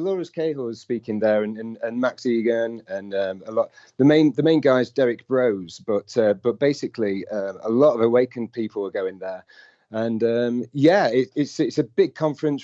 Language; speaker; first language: English; native; English